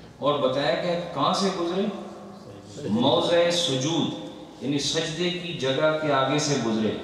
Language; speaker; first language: Urdu; non-native, local second language; Punjabi